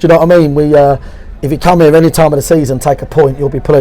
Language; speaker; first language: English; native; English